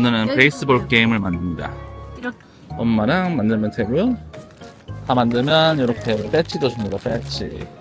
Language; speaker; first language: Korean; native; Korean